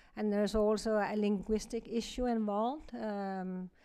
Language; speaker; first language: English; non-native, fluent; Kalaallisut